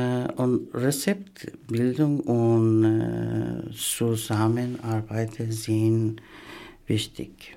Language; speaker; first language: German; non-native, learner; Persian